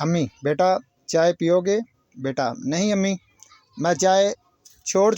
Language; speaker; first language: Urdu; non-native, local second language; Punjabi